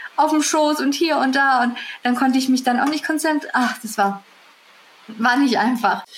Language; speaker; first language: German; early bilingual, other home language; Russian